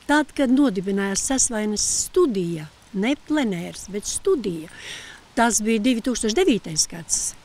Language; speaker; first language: Latvian; native; Latvian